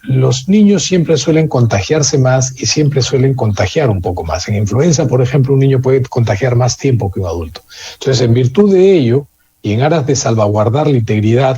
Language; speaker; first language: Spanish; native; Spanish